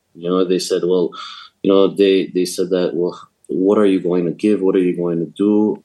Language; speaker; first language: English; native; English